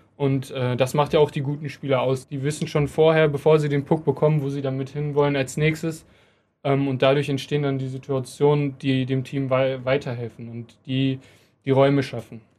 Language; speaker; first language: German; native; German